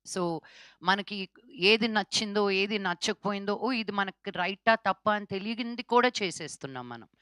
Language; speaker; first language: Telugu; native; Telugu